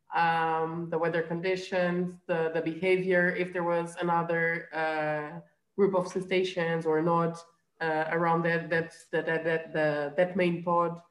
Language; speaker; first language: English; non-native, fluent; Portuguese